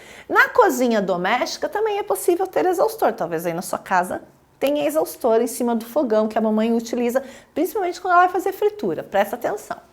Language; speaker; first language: Portuguese; native; Portuguese